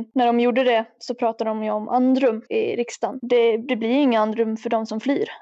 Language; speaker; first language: Swedish; native; Swedish